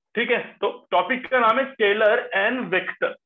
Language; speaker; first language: Hindi; non-native, local second language; Marathi